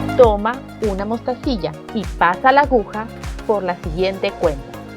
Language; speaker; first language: Spanish; native; Spanish